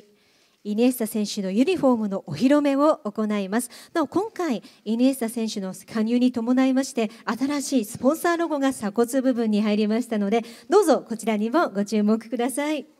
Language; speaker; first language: Japanese; native; Japanese